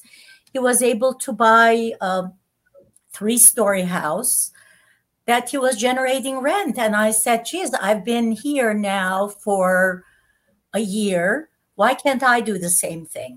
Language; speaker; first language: English; non-native, fluent; Turkish